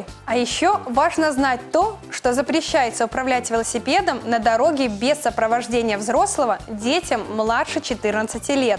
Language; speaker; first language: Russian; native; Russian